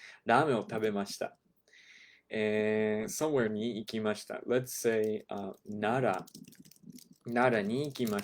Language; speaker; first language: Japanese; non-native, fluent; English